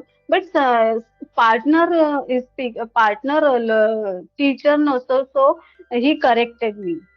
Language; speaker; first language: English; non-native, learner; Hindi